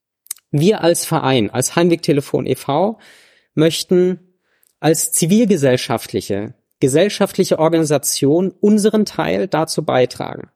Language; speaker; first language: German; native; German